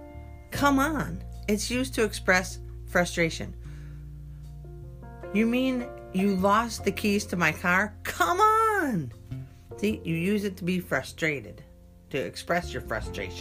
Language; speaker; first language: English; native; English